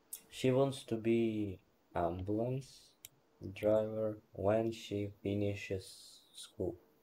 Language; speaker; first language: English; non-native, learner; Ukrainian